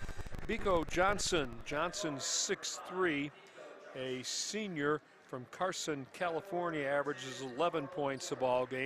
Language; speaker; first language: English; native; English